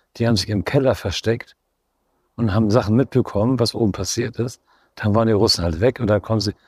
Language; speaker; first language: German; native; German